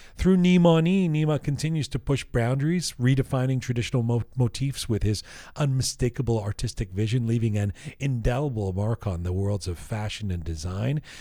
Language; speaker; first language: English; early bilingual, other home language; Persian